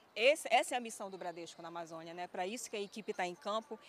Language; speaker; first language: Portuguese; native; Portuguese